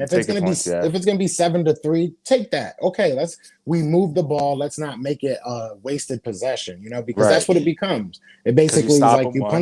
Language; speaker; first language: English; native; English